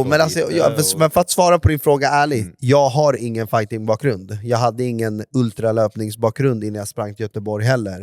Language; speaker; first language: Swedish; native; Swedish